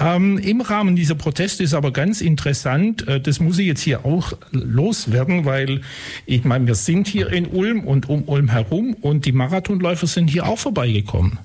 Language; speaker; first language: German; native; German